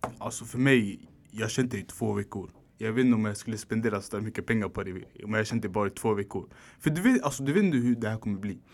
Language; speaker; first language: Swedish; early bilingual, other home language; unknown